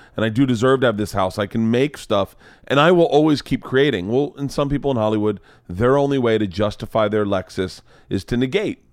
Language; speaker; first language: English; native; English